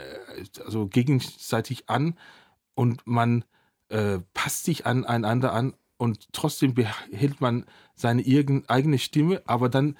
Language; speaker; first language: German; non-native, fluent; Danish